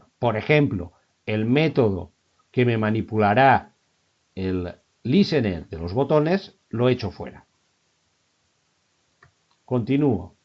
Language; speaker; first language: Spanish; native; Spanish